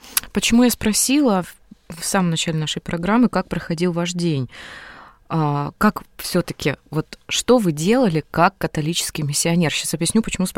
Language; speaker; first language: Russian; native; Russian